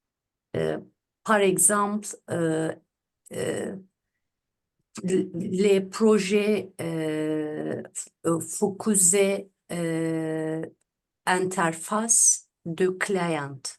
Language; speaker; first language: French; non-native, learner; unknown